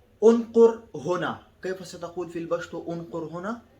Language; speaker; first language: Arabic; non-native, fluent; Pashto